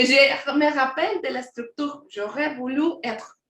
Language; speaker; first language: French; non-native, fluent; Spanish